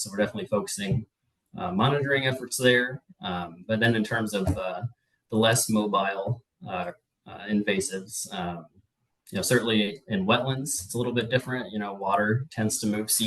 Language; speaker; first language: English; native; English